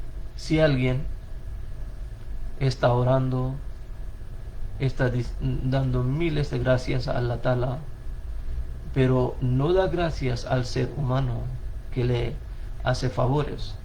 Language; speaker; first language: Spanish; non-native, fluent; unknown